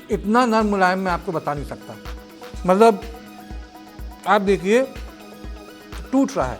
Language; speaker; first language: Hindi; native; Hindi